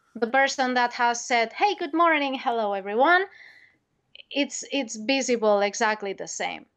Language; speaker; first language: English; non-native, fluent; Spanish